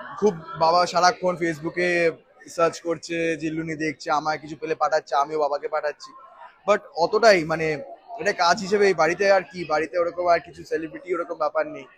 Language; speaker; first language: Bangla; native; Bangla